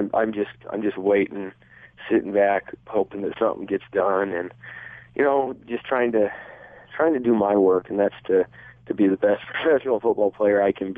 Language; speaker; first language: English; native; English